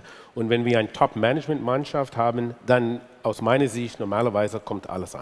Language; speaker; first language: German; non-native, fluent; English